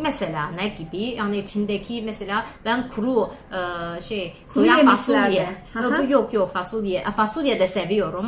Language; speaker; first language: Turkish; non-native, fluent; Chinese